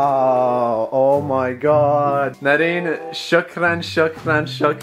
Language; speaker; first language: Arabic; non-native, learner; Swedish